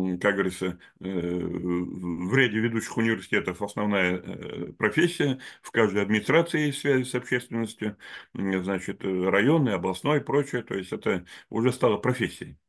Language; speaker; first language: Russian; native; Russian